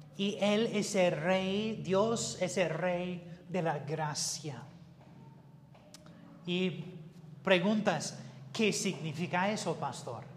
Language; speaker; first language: Spanish; non-native, fluent; English